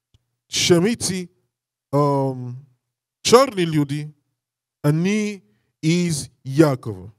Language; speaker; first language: Russian; non-native, learner; English